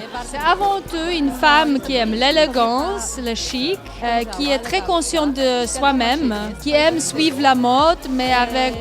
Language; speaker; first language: French; non-native, fluent; Polish